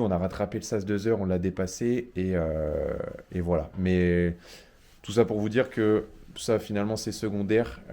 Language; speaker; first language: French; native; French